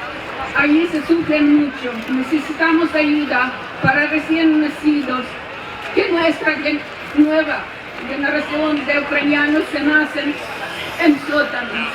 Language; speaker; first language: Spanish; non-native, fluent; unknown